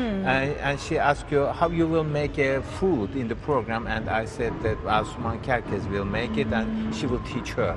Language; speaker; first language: English; non-native, learner; Turkish